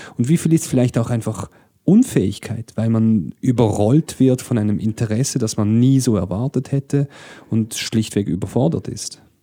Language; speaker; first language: German; native; German